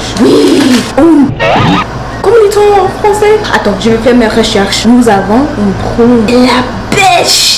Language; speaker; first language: French; non-native, learner; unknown